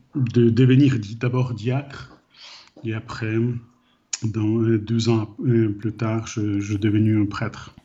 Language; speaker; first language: French; non-native, learner; Ukrainian